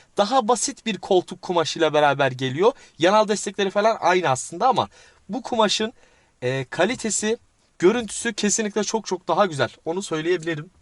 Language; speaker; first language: Turkish; native; Turkish